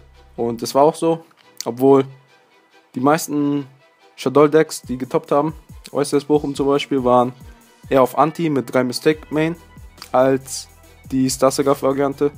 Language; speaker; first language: German; native; German